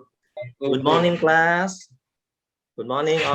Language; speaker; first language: English; non-native, local second language; Indonesian